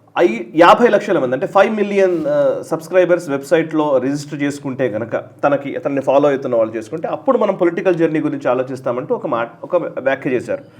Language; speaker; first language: Telugu; native; Telugu